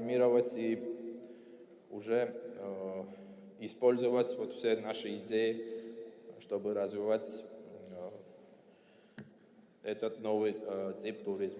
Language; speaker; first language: Russian; non-native, fluent; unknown